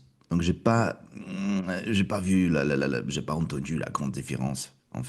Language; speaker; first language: French; non-native, fluent; Russian